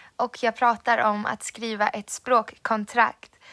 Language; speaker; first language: Swedish; native; Swedish